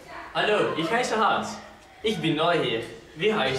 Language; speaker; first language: German; non-native, learner; Dutch